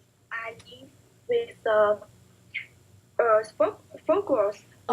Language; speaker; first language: English; non-native, learner; Chinese